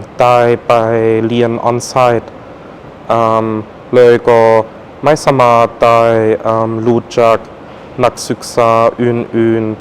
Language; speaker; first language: Thai; non-native, fluent; German